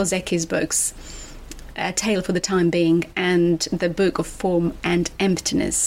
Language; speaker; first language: English; non-native, fluent; Romanian